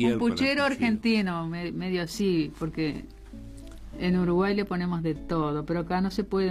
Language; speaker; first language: Spanish; native; Spanish